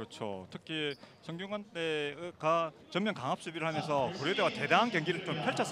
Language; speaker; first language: Korean; native; Korean